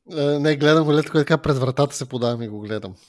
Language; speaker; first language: Bulgarian; native; Bulgarian